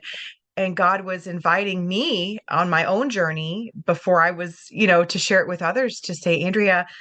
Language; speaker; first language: English; native; English